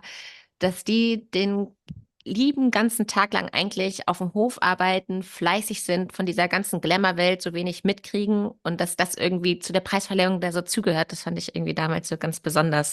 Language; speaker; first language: German; native; German